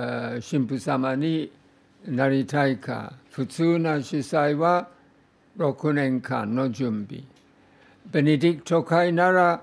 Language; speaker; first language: Japanese; non-native, fluent; English